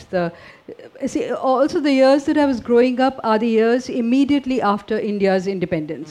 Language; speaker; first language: English; non-native, local second language; Hindi